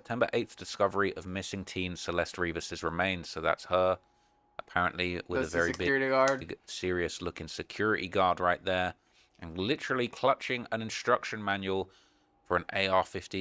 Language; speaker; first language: English; native; English